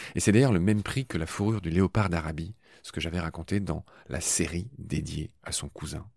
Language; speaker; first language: French; native; French